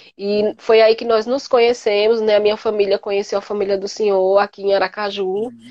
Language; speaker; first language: Portuguese; native; Portuguese